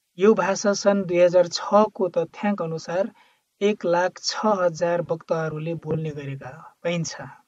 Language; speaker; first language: Nepali; non-native, local second language; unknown